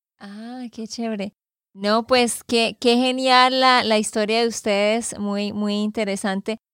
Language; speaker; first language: Spanish; native; Spanish